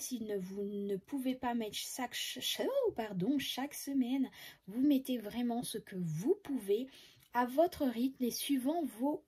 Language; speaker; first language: French; native; French